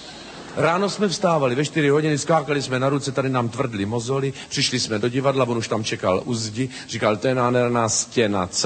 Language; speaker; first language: Czech; native; Czech